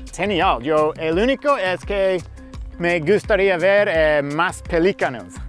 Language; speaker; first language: Spanish; non-native, fluent; English